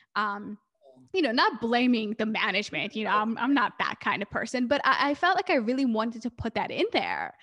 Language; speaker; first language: English; early bilingual, other home language; Hebrew